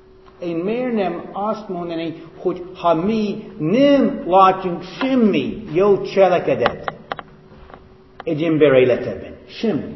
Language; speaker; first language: Hungarian; non-native, fluent; English